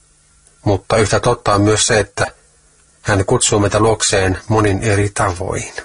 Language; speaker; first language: Finnish; native; Finnish